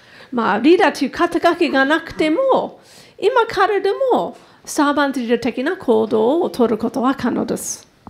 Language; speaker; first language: Japanese; non-native, fluent; English